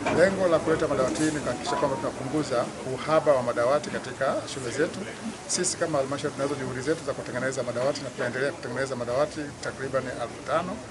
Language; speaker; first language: Swahili; native; Swahili